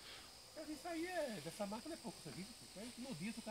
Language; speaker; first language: Portuguese; native; Portuguese